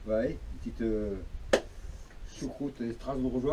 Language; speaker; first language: French; native; French